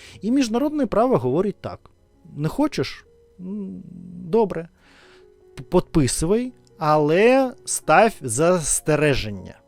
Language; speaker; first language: Ukrainian; non-native, learner; Russian